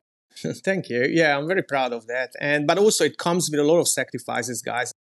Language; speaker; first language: English; non-native, fluent; Hungarian